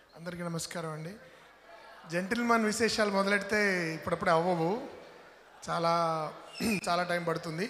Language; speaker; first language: Telugu; native; Telugu